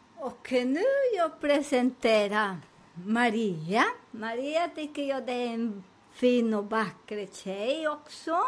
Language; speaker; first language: Swedish; non-native, fluent; Spanish